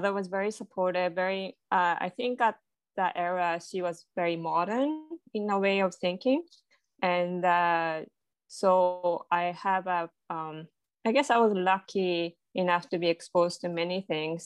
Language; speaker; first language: English; non-native, fluent; Japanese